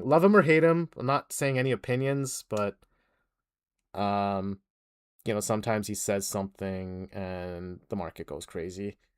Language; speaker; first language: English; native; English